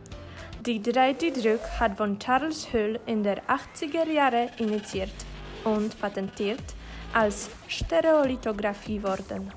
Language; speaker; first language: German; non-native, learner; Polish